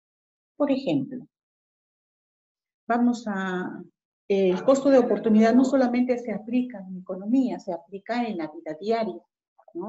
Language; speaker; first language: Spanish; native; Spanish